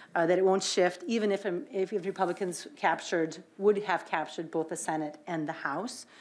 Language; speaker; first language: English; native; English